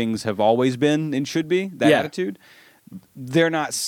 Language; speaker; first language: English; native; English